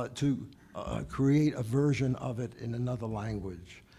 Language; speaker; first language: English; native; English